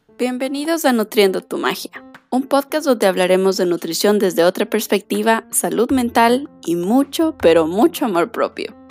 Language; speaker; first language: Spanish; native; Spanish